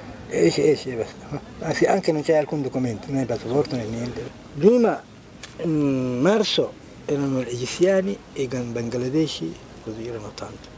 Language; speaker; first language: Italian; non-native, fluent; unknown